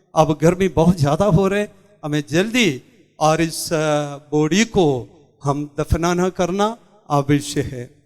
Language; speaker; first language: Hindi; non-native, local second language; Malayalam